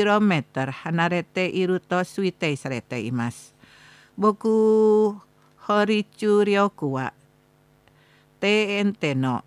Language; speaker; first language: Japanese; non-native, fluent; Indonesian